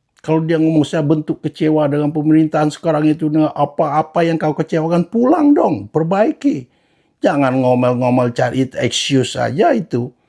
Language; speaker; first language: Indonesian; native; Indonesian